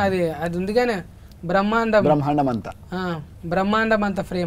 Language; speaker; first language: Telugu; native; Telugu